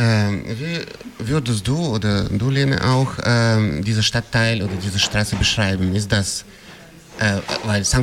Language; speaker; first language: German; non-native, fluent; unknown